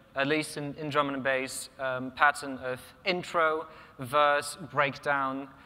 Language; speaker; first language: English; non-native, fluent; Polish